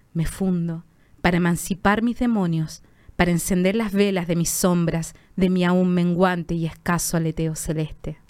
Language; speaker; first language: Spanish; native; Spanish